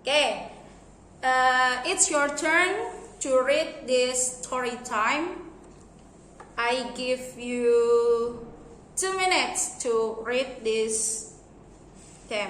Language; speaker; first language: English; non-native, fluent; Indonesian